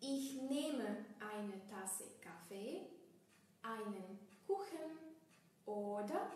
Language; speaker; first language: German; non-native, fluent; Bulgarian